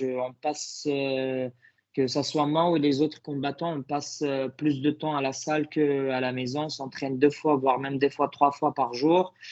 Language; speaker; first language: French; non-native, fluent; Arabic